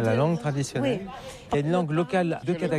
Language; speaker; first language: French; native; French